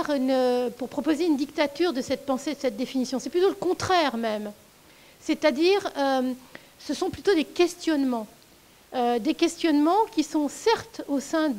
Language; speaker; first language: French; native; French